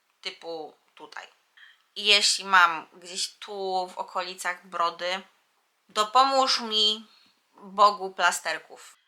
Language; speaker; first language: Polish; native; Polish